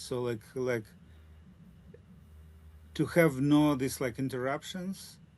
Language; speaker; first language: English; non-native, learner; Russian